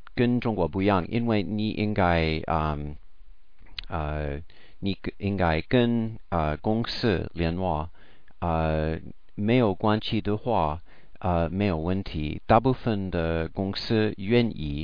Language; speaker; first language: Chinese; non-native, learner; English